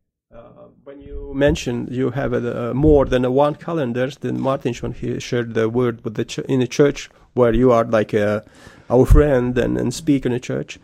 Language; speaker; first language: English; non-native, fluent; Latvian